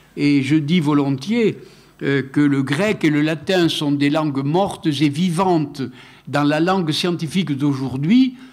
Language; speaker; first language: French; non-native, local second language; Occitan